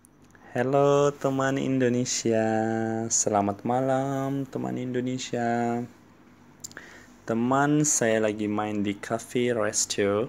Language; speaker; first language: Indonesian; non-native, learner; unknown